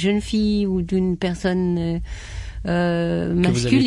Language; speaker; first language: French; native; French